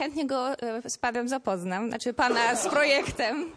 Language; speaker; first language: Polish; native; Polish